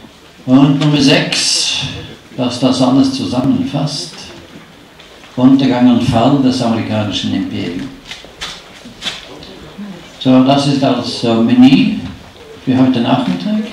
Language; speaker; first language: German; non-native, fluent; Norwegian